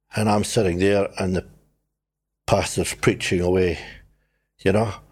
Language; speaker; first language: English; native; English